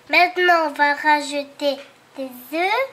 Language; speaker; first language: French; non-native, fluent; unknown